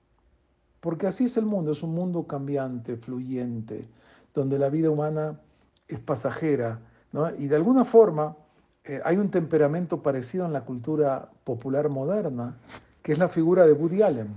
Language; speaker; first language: Spanish; native; Spanish